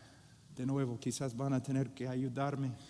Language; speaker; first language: Spanish; non-native, fluent; English